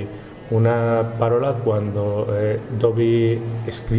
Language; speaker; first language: Italian; non-native, learner; Spanish